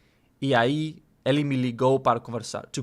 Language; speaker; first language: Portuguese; non-native, learner; English